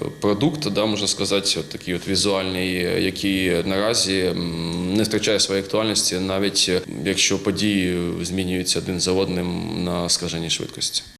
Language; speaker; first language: Ukrainian; native; Ukrainian